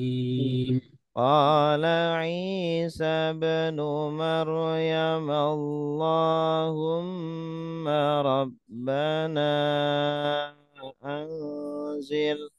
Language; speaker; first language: Arabic; non-native, fluent; Indonesian